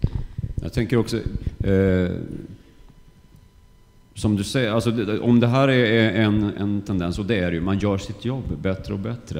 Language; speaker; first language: Swedish; native; Swedish